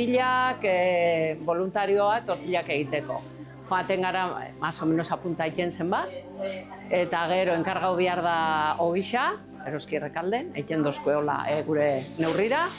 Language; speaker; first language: Basque; native; Basque